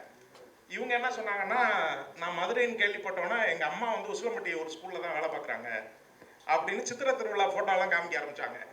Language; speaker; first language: Tamil; native; Tamil